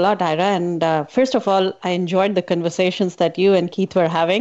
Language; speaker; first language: English; non-native, local second language; Hindi